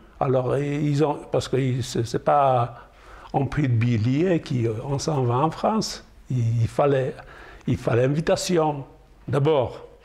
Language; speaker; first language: French; non-native, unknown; Polish